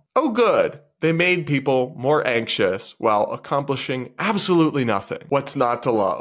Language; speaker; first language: English; native; English